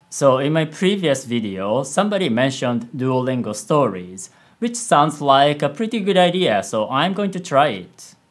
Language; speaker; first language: English; non-native, fluent; Japanese